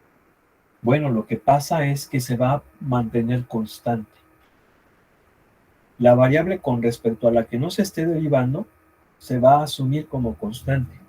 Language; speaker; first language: Spanish; native; Spanish